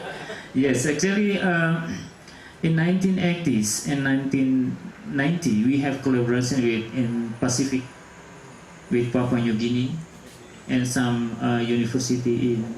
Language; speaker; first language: English; non-native, local second language; Indonesian